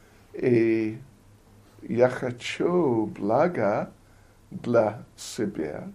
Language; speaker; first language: Russian; non-native, learner; English